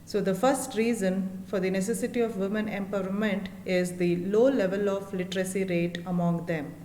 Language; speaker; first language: English; non-native, local second language; Kannada